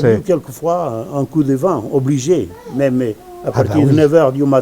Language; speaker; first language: French; non-native, learner; Portuguese